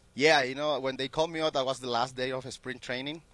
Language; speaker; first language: English; non-native, learner; Spanish